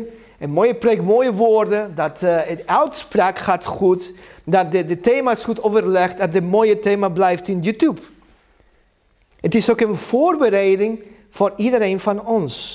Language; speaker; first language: Dutch; non-native, learner; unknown